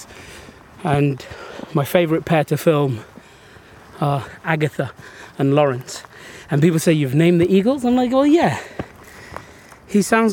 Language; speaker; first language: English; early bilingual, other home language; Arabic